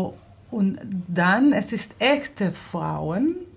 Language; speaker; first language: German; non-native, fluent; Hebrew